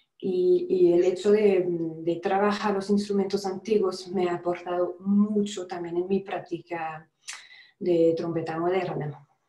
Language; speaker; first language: Spanish; non-native, fluent; French